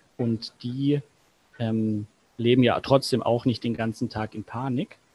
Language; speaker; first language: German; native; German